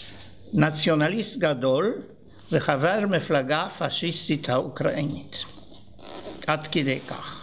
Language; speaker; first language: Hebrew; non-native, fluent; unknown